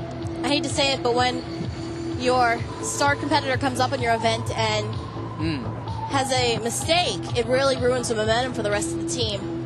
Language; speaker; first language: English; native; English